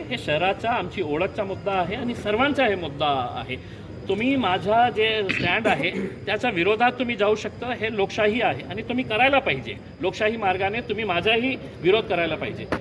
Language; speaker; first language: Marathi; non-native, local second language; Urdu